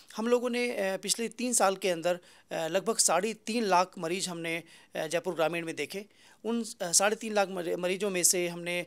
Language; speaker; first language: Hindi; native; Hindi